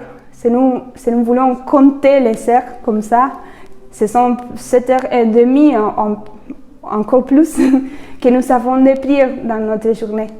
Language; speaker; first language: French; non-native, fluent; Spanish